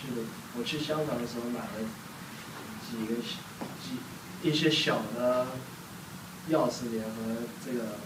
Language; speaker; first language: Chinese; non-native, learner; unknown